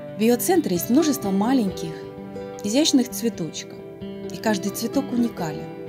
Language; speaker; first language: Russian; native; Russian